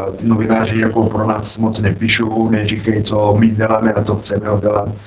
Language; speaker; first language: Czech; non-native, learner; Bulgarian